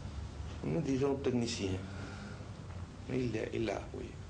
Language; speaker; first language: French; non-native, fluent; Spanish